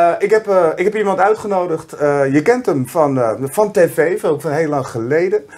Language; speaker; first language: Dutch; native; Dutch